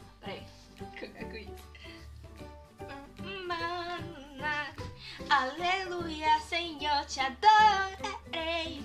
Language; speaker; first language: Portuguese; early bilingual, heritage; Portuguese